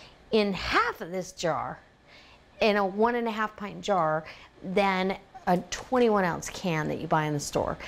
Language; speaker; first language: English; native; English